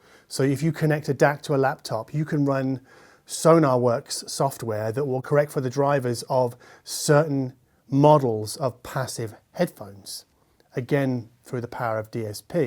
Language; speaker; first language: English; native; English